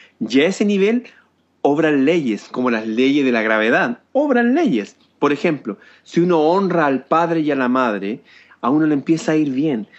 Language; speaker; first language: Spanish; native; Spanish